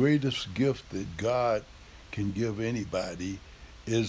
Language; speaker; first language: English; native; English